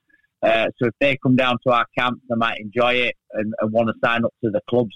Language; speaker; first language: English; native; English